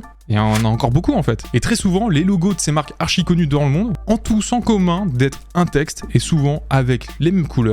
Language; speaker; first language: French; native; French